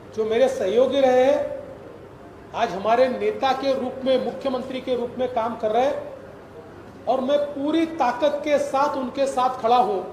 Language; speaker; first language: Hindi; non-native, local second language; Marathi